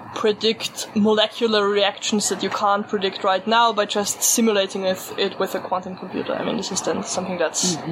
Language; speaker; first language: English; early bilingual, other home language; German